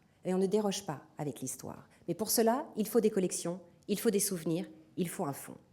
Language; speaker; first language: French; native; French